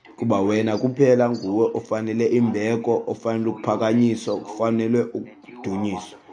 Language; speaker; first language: Xhosa; non-native, local second language; Zulu